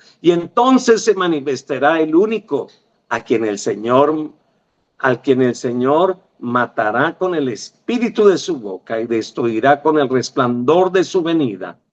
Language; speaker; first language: Spanish; native; Spanish